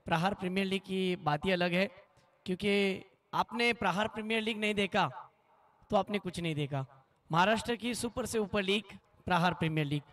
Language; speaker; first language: Hindi; non-native, local second language; Marathi